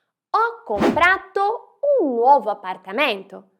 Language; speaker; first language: Italian; non-native, fluent; Portuguese